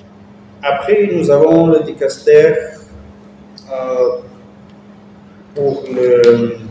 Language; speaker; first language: French; non-native, fluent; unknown